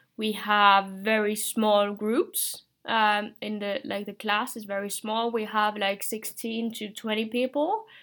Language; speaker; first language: English; non-native, fluent; Finnish